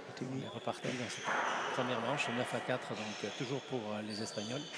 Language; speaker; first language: French; native; French